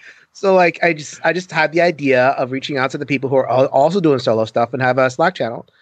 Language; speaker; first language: English; native; English